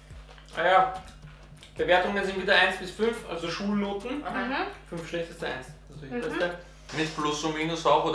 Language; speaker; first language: German; native; German